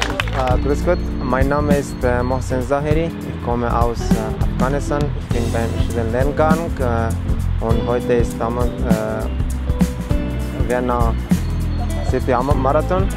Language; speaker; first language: German; non-native, learner; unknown